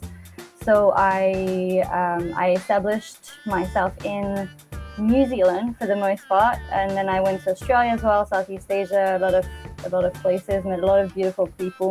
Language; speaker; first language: English; native; English